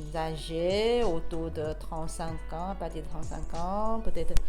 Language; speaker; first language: French; non-native, learner; Chinese